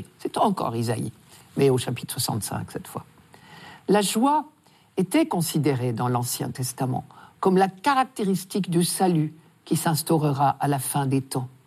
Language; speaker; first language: French; native; French